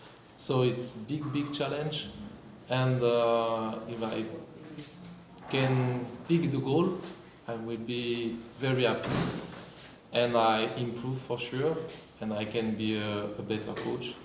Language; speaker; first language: English; non-native, fluent; French